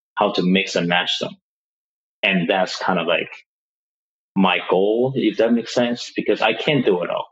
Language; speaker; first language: English; non-native, local second language; Cantonese